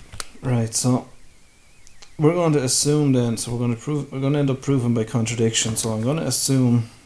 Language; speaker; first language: English; native; English